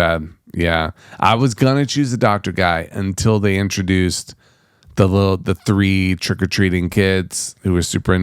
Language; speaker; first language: English; native; English